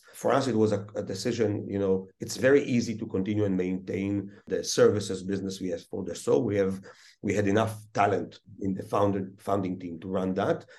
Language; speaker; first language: English; early bilingual, other home language; Hebrew